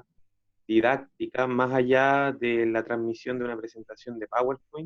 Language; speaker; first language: Spanish; native; Spanish